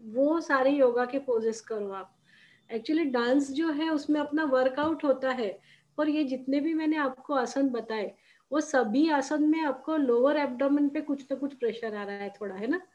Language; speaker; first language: Hindi; non-native, local second language; Marathi